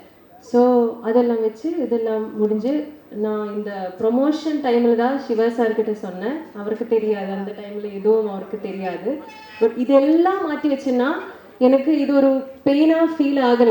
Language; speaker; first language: Tamil; non-native, learner; Malayalam